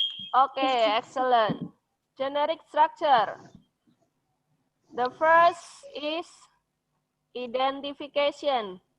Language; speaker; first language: English; non-native, fluent; Indonesian